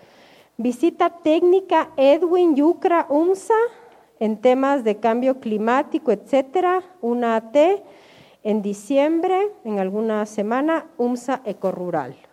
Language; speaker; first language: Spanish; native; Spanish